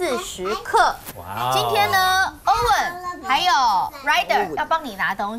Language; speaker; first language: Chinese; native; Chinese